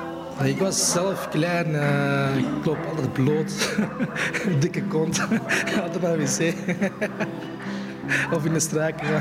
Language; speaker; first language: Dutch; early bilingual, other home language; Bosnian